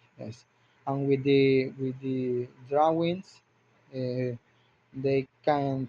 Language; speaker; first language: English; non-native, learner; Spanish